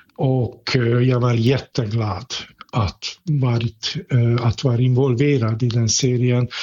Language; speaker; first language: Swedish; non-native, fluent; Hungarian